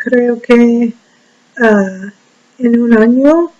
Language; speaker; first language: Spanish; non-native, learner; English